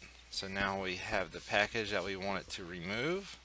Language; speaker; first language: English; native; English